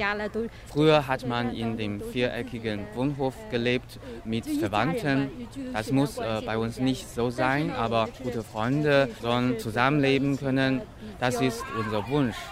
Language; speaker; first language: German; non-native, fluent; Chinese